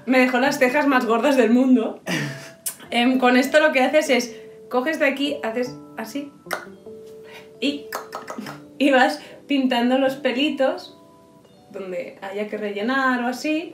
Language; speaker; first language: Spanish; native; Spanish